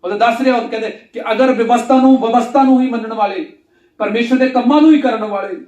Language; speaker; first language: Hindi; non-native, local second language; Punjabi